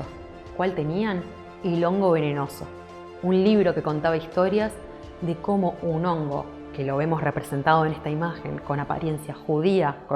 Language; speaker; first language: Spanish; native; Spanish